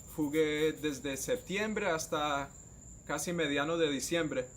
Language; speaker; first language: Spanish; native; Spanish